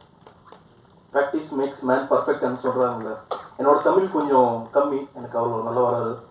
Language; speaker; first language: Tamil; non-native, fluent; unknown